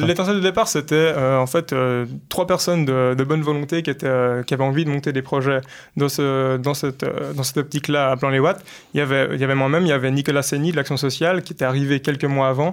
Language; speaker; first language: French; native; French